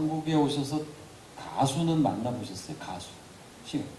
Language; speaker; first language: Korean; native; Korean